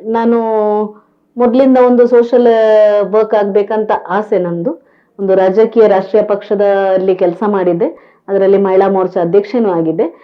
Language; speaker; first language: Kannada; native; Kannada